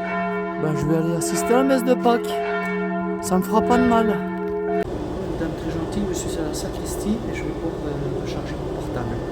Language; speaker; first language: French; native; French